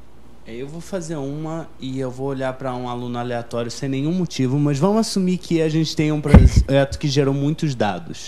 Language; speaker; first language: Portuguese; native; Portuguese